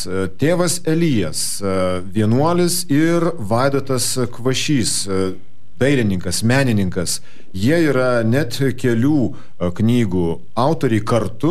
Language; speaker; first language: Lithuanian; native; Lithuanian